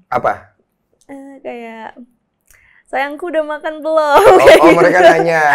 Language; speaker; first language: Indonesian; native; Indonesian